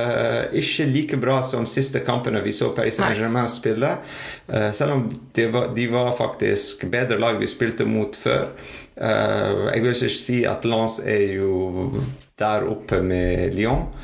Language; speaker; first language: Norwegian; non-native, fluent; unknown